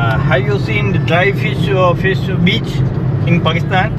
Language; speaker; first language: English; non-native, learner; Sinhala